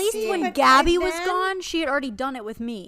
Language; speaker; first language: English; native; English